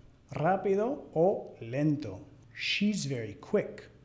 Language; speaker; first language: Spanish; non-native, fluent; English